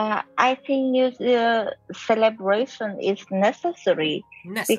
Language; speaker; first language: English; non-native, learner; Vietnamese